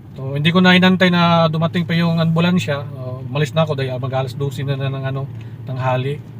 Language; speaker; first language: Filipino; non-native, local second language; Cebuano